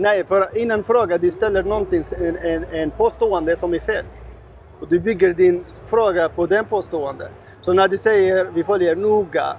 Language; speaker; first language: Swedish; non-native, learner; Arabic